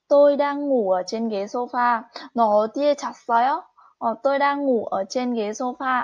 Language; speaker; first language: Korean; non-native, fluent; Vietnamese